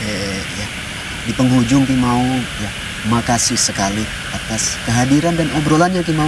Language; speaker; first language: Indonesian; native; Indonesian